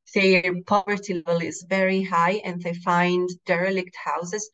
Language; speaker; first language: English; non-native, fluent; Italian